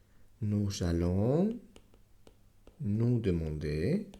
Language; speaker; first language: French; non-native, fluent; Spanish